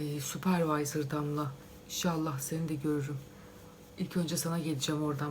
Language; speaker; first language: Turkish; native; Turkish